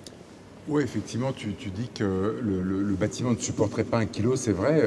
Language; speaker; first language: French; native; French